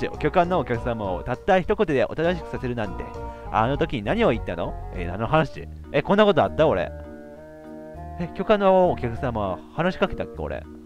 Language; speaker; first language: Japanese; native; Japanese